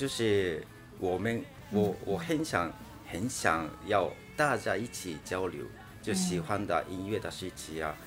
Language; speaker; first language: Chinese; non-native, fluent; Japanese